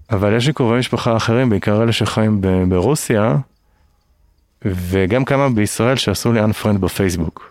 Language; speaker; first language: Hebrew; native; Hebrew